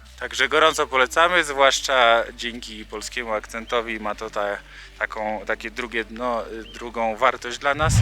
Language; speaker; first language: Polish; native; Polish